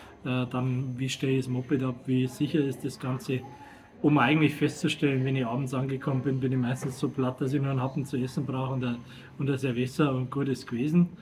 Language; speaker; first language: German; native; German